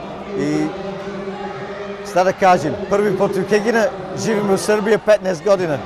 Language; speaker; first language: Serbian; non-native, learner; English